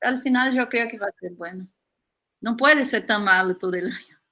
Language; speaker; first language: Spanish; non-native, fluent; Portuguese